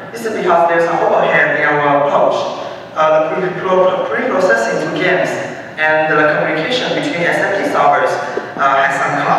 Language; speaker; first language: English; non-native, fluent; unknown